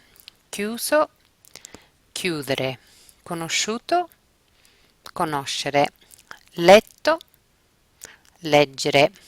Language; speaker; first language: Italian; non-native, fluent; English